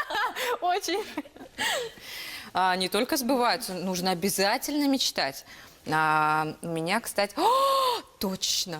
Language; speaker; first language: Russian; native; Russian